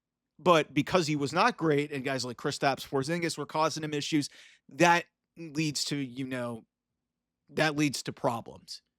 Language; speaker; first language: English; native; English